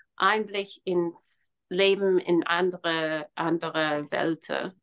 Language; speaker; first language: German; non-native, fluent; English